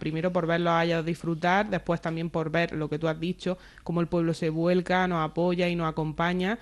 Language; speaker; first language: Spanish; native; Spanish